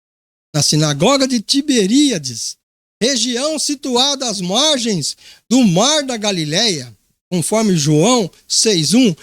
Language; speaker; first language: Portuguese; native; Portuguese